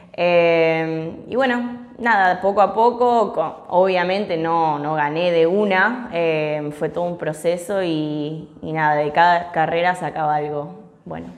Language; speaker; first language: Spanish; early bilingual, other home language; English